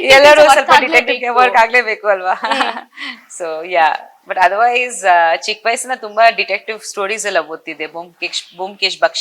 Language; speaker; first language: Kannada; non-native, fluent; Bangla